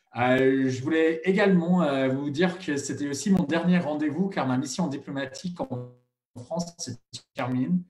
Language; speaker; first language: French; non-native, fluent; English